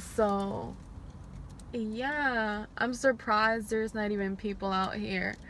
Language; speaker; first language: English; early bilingual, other home language; Spanish